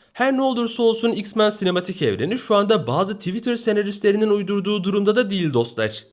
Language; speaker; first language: Turkish; native; Turkish